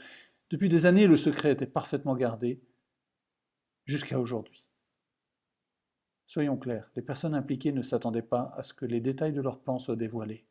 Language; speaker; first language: French; native; French